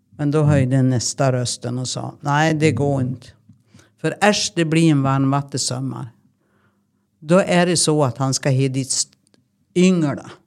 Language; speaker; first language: Swedish; native; Swedish